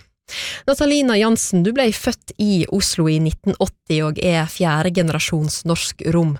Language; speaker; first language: Norwegian; native; Norwegian